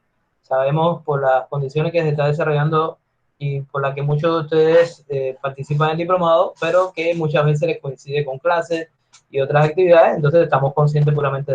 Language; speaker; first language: Spanish; native; Spanish